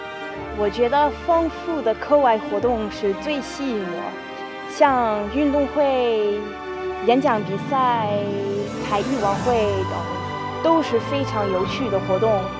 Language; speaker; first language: Chinese; non-native, fluent; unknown